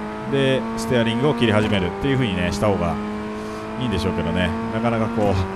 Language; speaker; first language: Japanese; native; Japanese